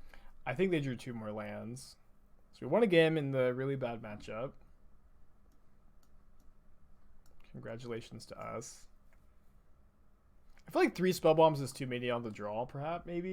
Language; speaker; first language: English; native; English